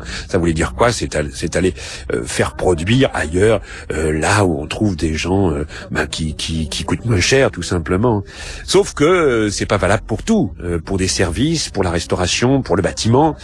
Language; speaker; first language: French; native; French